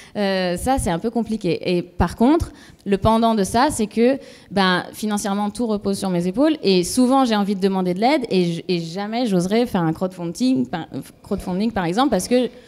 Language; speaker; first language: French; native; French